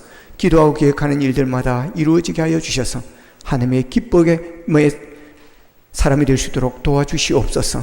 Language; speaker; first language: Korean; native; Korean